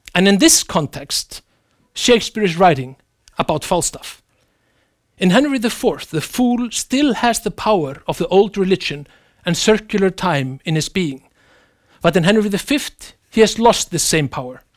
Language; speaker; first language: English; non-native, fluent; Icelandic